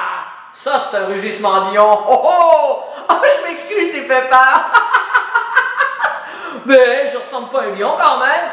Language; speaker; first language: French; native; French